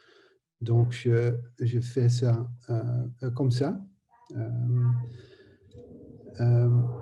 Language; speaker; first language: French; non-native, learner; Dutch